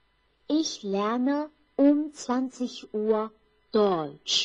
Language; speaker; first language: German; non-native, fluent; Chinese